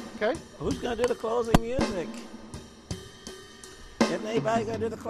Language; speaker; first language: English; native; English